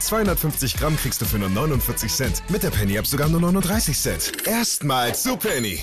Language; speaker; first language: German; native; German